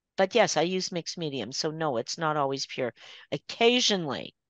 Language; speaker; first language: English; native; English